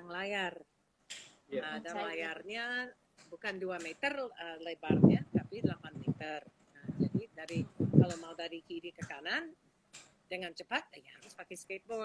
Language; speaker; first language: Indonesian; non-native, fluent; English